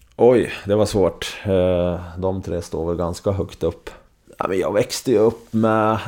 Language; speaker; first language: Swedish; native; Swedish